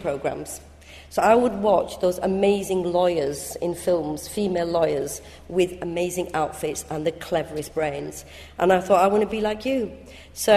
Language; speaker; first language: English; early bilingual, other home language; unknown